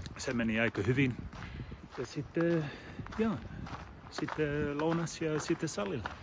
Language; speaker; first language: Finnish; non-native, learner; English